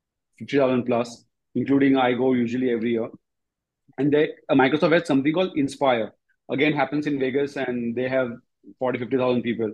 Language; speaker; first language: English; non-native, local second language; Gujarati